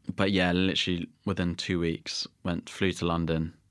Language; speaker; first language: English; native; English